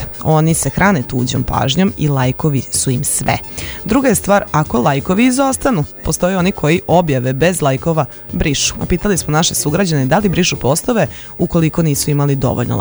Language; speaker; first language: Serbian; native; Serbian